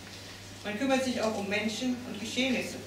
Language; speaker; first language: German; native; German